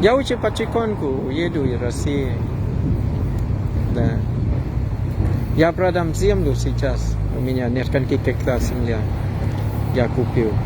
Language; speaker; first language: Russian; non-native, fluent; Thai